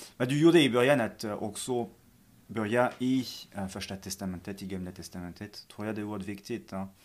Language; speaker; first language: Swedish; non-native, fluent; French